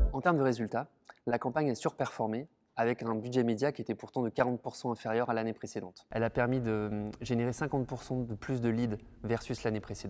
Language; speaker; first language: French; native; French